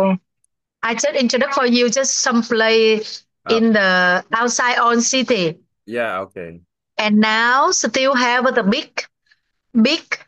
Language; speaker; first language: English; non-native, learner; Vietnamese